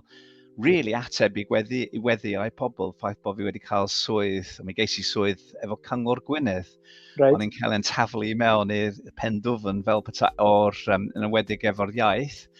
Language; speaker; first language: Welsh; non-native, fluent; English